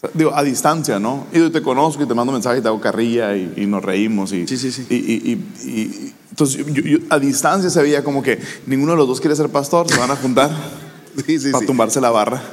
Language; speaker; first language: Spanish; native; Spanish